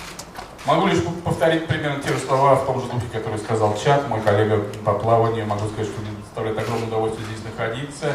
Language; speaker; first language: Russian; native; Russian